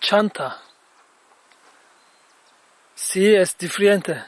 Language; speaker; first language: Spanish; non-native, learner; Turkish